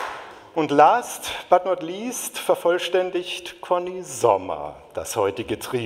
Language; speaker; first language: German; native; German